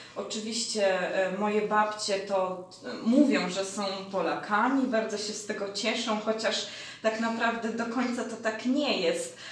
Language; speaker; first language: Polish; early bilingual, heritage; Polish